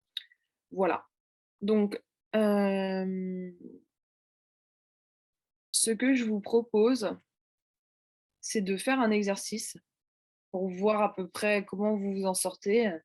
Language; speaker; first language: French; native; French